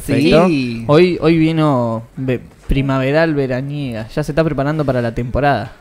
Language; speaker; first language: Spanish; native; Spanish